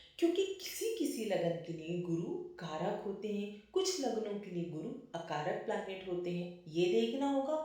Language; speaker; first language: Hindi; native; Hindi